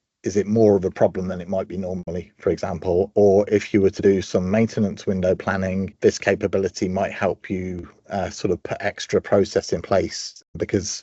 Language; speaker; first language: English; native; English